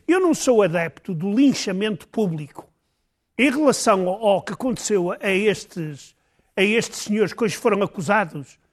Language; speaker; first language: Portuguese; native; Portuguese